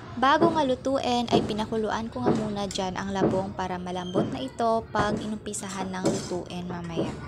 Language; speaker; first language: Filipino; non-native, local second language; Cebuano